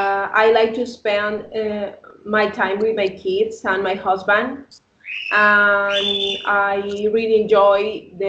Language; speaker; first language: English; non-native, learner; Spanish